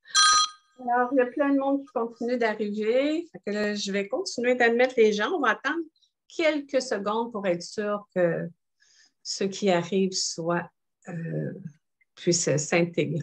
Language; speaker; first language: French; native; French